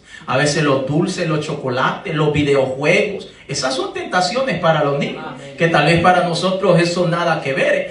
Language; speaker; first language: Spanish; native; Spanish